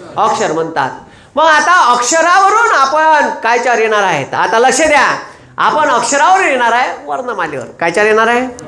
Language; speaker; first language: Marathi; native; Marathi